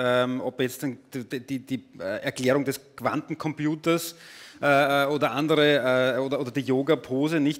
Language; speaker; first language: German; native; German